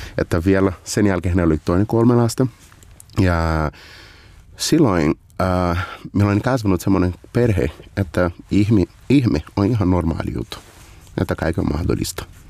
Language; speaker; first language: Finnish; non-native, fluent; Portuguese